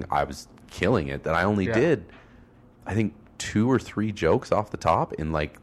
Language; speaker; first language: English; native; English